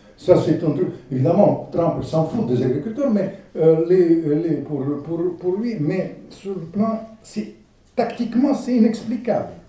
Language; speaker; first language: French; non-native, fluent; Russian